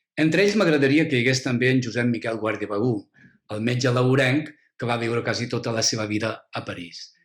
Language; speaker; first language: Catalan; native; Catalan